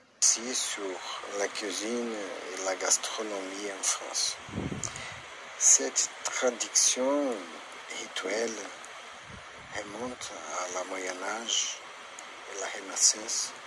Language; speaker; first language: French; non-native, learner; Portuguese